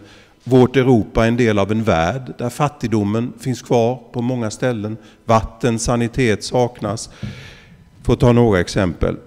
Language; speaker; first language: Swedish; native; Swedish